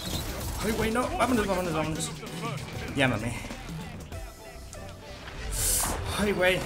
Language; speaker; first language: Spanish; native; Spanish